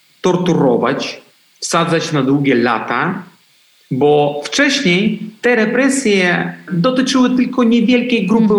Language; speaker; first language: Polish; non-native, fluent; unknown